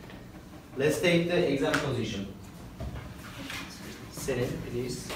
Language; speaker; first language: English; non-native, learner; Turkish